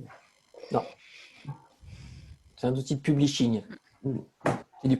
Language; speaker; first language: French; native; French